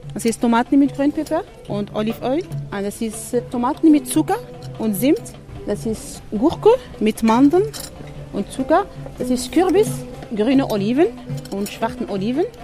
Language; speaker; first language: German; non-native, learner; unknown